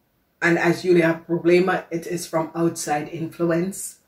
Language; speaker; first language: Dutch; non-native, learner; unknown